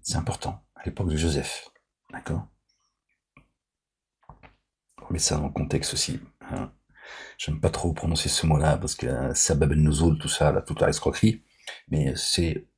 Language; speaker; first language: French; native; French